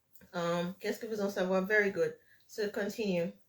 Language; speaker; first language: French; non-native, fluent; English